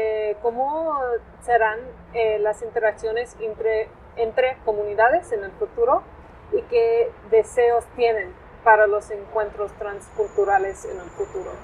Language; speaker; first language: Spanish; non-native, fluent; English